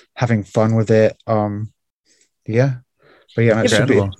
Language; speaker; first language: English; native; English